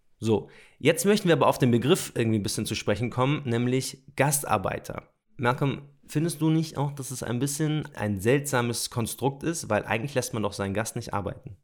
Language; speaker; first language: German; native; German